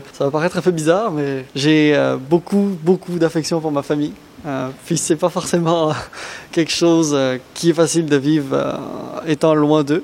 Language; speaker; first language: French; non-native, local second language; Arabic